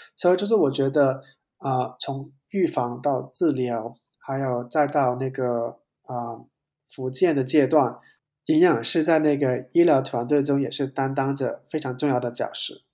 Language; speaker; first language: Chinese; non-native, local second language; Cantonese